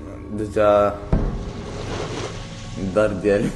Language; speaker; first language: French; non-native, learner; Arabic